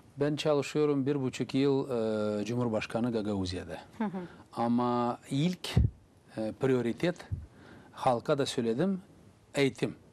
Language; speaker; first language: Turkish; non-native, learner; Gagauz